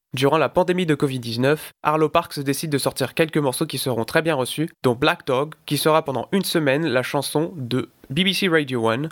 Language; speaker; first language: French; native; French